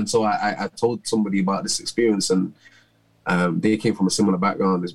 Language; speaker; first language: English; native; English